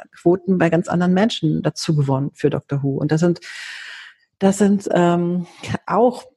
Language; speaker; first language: German; early bilingual, heritage; Greek